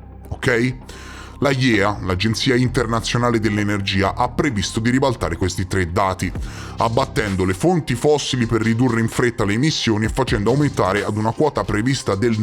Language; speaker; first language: Italian; native; Italian